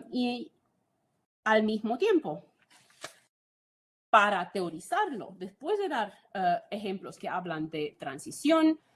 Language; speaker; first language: Spanish; non-native, fluent; Romanian